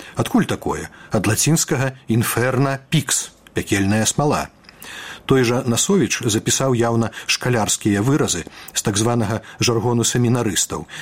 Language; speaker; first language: Belarusian; native; Belarusian